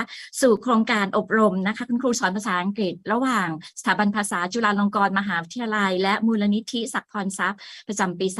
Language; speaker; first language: Thai; native; Thai